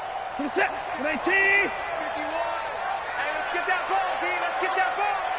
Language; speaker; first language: English; native; English